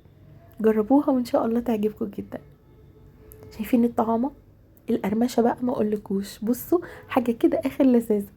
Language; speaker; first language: Arabic; native; Arabic